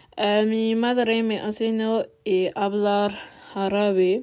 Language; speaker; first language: Spanish; non-native, learner; French